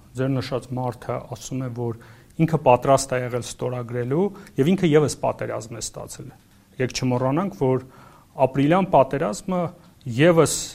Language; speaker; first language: Armenian; native; Armenian